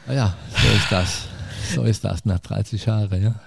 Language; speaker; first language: German; non-native, fluent; Italian